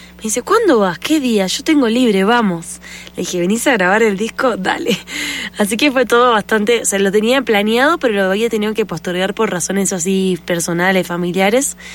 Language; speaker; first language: Spanish; native; Spanish